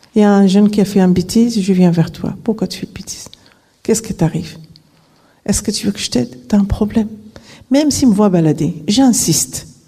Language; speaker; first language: French; non-native, local second language; Arabic